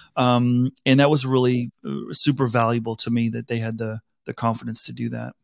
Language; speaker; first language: English; native; English